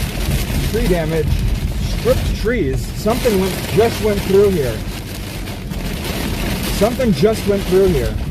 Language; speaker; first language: English; native; English